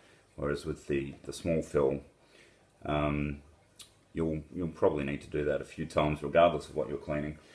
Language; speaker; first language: English; native; English